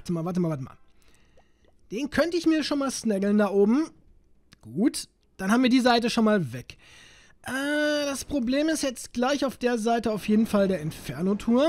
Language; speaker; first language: German; native; German